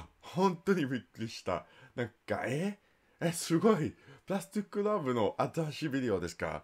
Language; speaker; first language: Japanese; non-native, learner; English